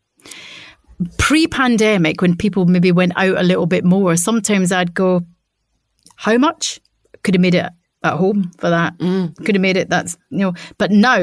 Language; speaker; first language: English; native; English